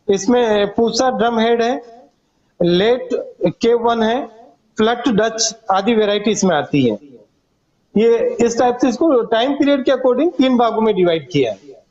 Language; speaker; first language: Hindi; non-native, local second language; Gujarati